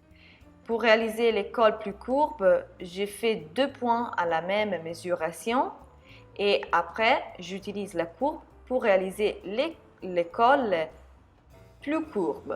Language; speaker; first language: French; non-native, fluent; Italian